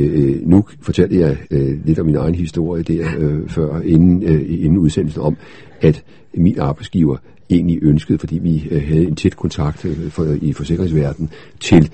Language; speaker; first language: Danish; native; Danish